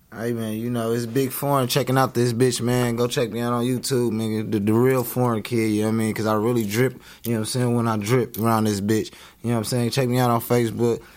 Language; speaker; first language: English; native; English